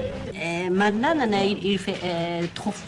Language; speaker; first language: French; non-native, learner; Japanese